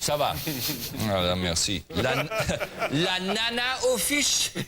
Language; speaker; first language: French; non-native, learner; German